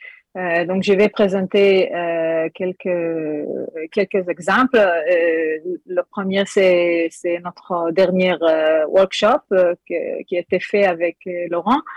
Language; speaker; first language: French; non-native, learner; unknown